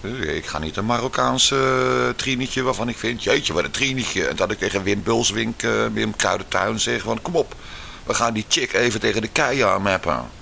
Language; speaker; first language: Dutch; native; Dutch